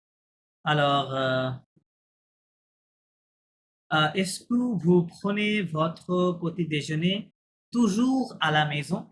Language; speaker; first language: French; non-native, fluent; Bangla